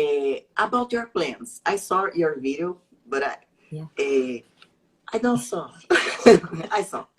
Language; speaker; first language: English; non-native, learner; Portuguese